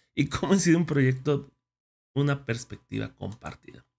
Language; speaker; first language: Spanish; native; Spanish